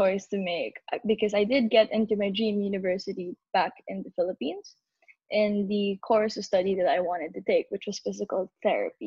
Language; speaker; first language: English; non-native, local second language; Filipino